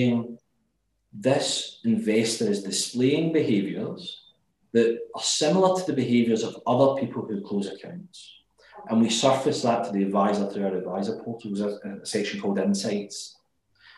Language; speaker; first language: English; native; English